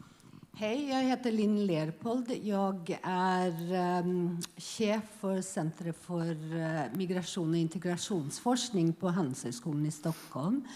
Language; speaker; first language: Swedish; non-native, fluent; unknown